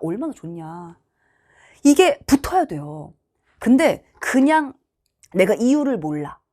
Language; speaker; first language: Korean; native; Korean